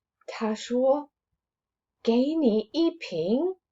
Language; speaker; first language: Chinese; non-native, fluent; English